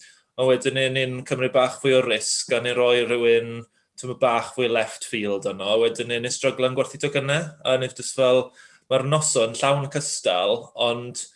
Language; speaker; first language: Welsh; native; Welsh